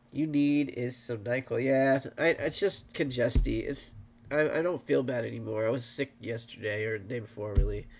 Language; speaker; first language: English; native; English